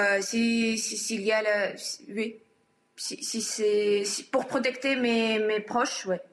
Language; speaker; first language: French; non-native, learner; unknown